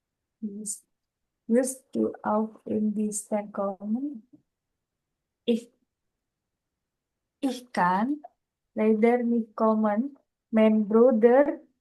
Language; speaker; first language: German; non-native, learner; Indonesian